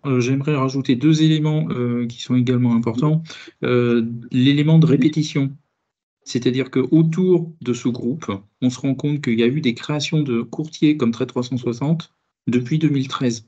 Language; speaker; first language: French; native; French